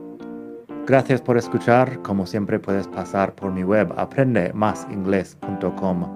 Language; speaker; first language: Spanish; non-native, fluent; English